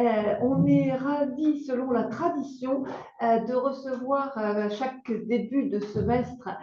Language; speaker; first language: French; native; French